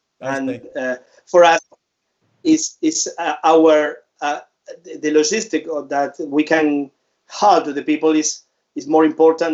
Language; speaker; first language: English; non-native, fluent; Spanish